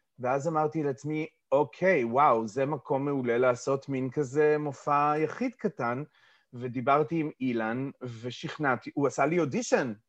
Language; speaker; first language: Hebrew; early bilingual, other home language; English